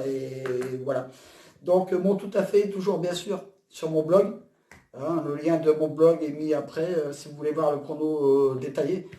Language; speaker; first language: French; native; French